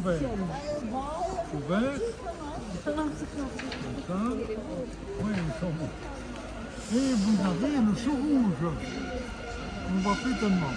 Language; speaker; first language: French; native; French